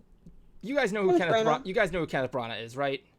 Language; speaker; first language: English; native; English